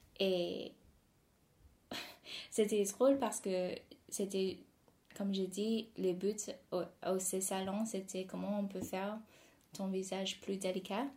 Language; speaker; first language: French; non-native, fluent; English